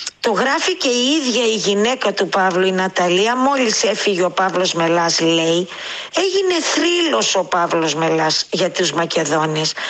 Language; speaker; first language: Greek; native; Greek